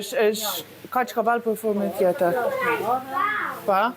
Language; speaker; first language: Albanian; non-native, learner; English